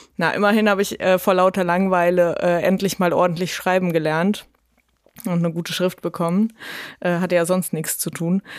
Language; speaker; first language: German; early bilingual, other home language; Russian